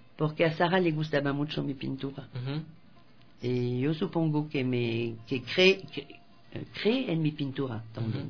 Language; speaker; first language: Spanish; non-native, fluent; French